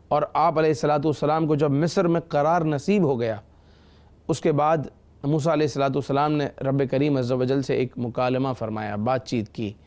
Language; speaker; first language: Urdu; native; Urdu